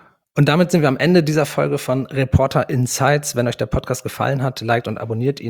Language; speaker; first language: German; native; German